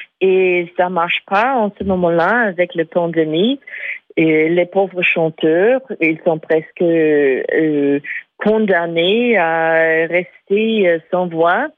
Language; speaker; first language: French; non-native, fluent; English